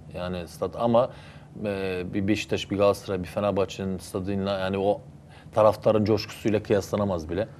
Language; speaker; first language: Turkish; early bilingual, heritage; Turkish